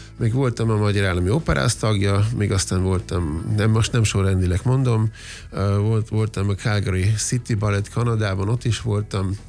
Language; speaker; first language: Hungarian; non-native, fluent; German